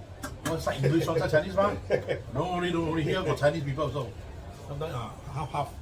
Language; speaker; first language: English; non-native, learner; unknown